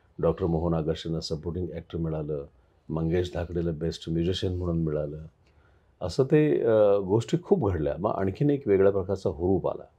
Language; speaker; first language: Marathi; native; Marathi